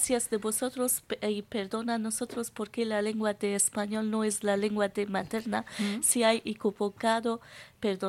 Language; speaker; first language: Spanish; non-native, learner; Persian